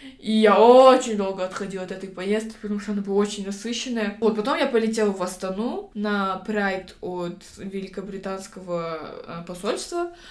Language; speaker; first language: Russian; native; Russian